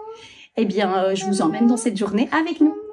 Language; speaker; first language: French; native; French